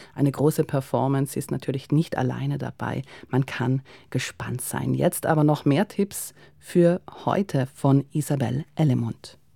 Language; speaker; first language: German; native; German